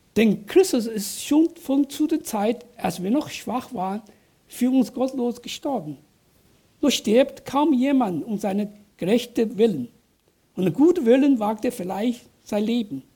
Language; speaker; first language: German; non-native, fluent; Chinese